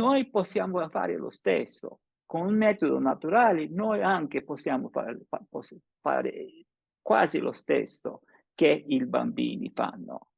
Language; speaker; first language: Italian; non-native, fluent; English